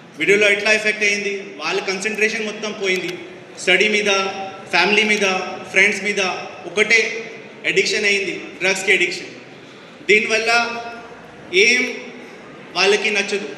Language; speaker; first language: Telugu; non-native, fluent; Hindi